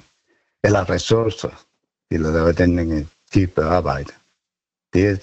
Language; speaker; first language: Danish; non-native, fluent; Spanish